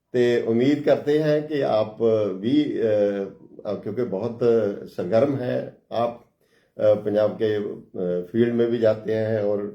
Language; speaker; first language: Hindi; non-native, local second language; Punjabi